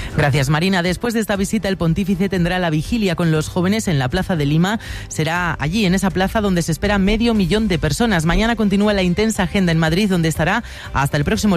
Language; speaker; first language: Spanish; native; Spanish